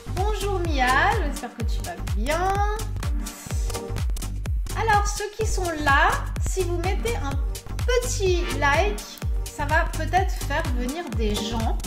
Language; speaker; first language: French; native; French